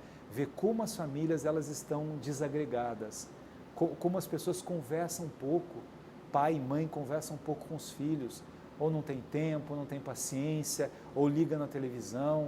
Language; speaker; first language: Portuguese; native; Portuguese